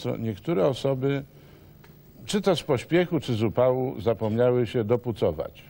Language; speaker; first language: Polish; native; Polish